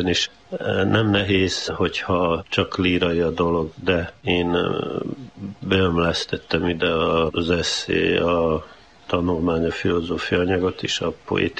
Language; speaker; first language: Hungarian; native; Hungarian